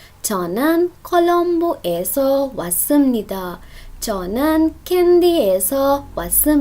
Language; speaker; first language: Korean; non-native, fluent; Sinhala